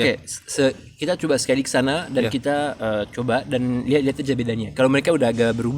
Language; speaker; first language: Indonesian; non-native, fluent; French